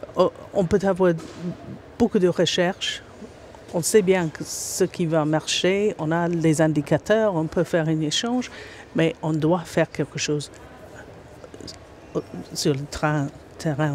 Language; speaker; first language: French; non-native, fluent; English